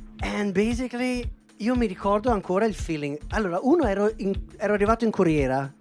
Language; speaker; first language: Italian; native; Italian